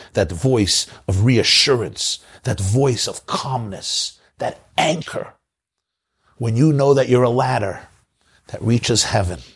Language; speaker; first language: English; native; English